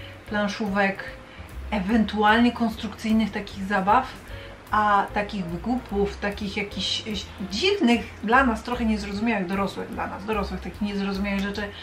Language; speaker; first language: Polish; native; Polish